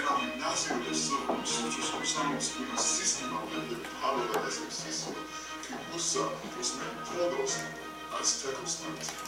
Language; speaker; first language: Spanish; non-native, learner; English